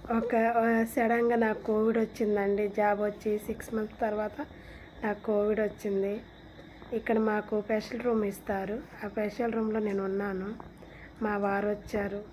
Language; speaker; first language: Telugu; non-native, local second language; Lambadi